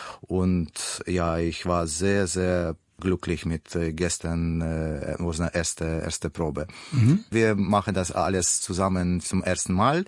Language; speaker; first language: German; non-native, learner; Russian